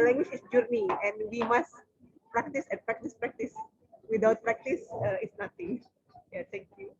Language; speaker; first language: English; non-native, learner; Indonesian